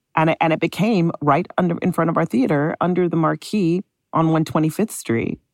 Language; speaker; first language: English; native; English